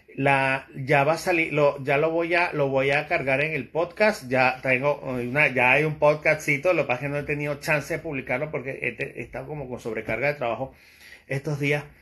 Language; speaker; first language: Spanish; native; Spanish